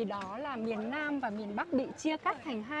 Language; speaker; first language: Vietnamese; native; Vietnamese